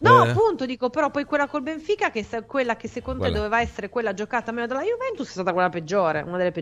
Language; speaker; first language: Italian; native; Italian